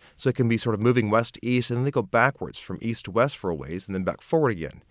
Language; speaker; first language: English; native; English